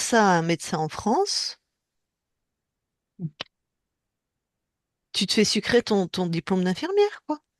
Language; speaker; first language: French; native; French